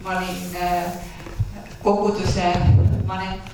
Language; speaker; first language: Finnish; non-native, learner; Estonian